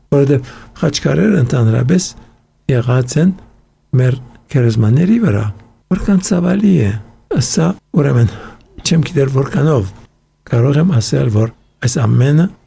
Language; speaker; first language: Armenian; early bilingual, heritage; Armenian